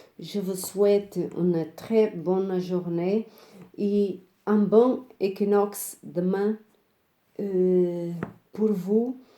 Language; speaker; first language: French; non-native, fluent; Portuguese